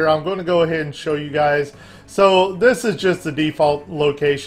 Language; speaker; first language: English; native; English